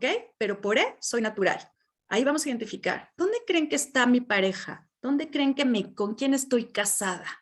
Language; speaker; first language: Spanish; native; Spanish